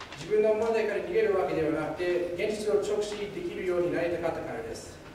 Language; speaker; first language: Japanese; non-native, fluent; English